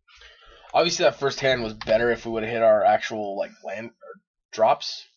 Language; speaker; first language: English; native; English